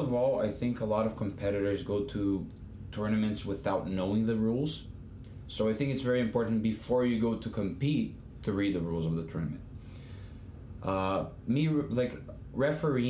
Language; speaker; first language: English; non-native, fluent; Portuguese